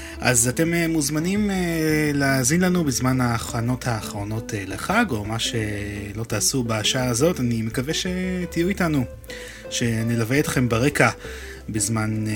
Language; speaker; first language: Hebrew; native; Hebrew